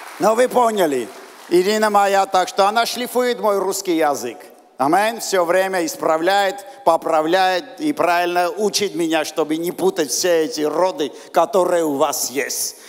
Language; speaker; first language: Russian; non-native, local second language; Armenian